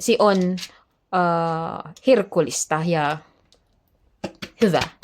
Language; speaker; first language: Finnish; non-native, learner; Filipino